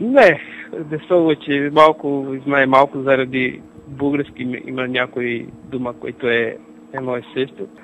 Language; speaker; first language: Bulgarian; non-native, learner; Portuguese